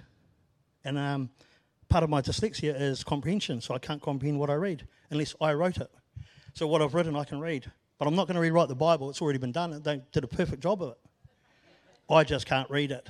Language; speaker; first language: English; native; English